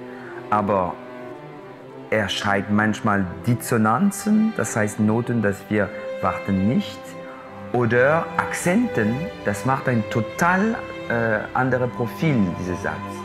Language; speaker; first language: German; non-native, local second language; French